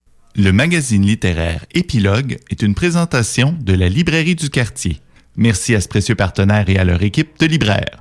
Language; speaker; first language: French; native; French